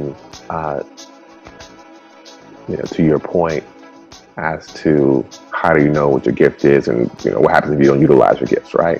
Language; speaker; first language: English; early bilingual, other home language; Spanish